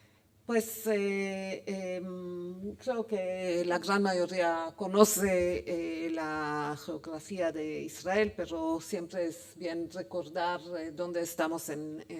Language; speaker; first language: Spanish; non-native, fluent; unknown